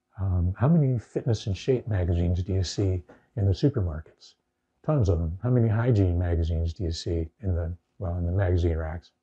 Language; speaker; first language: English; native; English